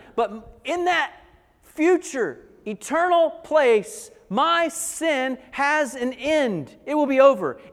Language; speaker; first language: English; native; English